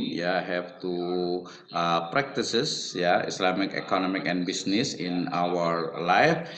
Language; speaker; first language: English; non-native, learner; Indonesian